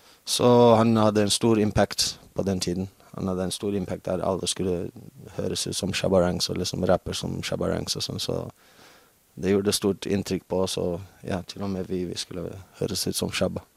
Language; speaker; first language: Norwegian; non-native, fluent; English